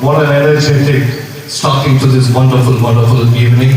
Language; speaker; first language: English; non-native, local second language; Malayalam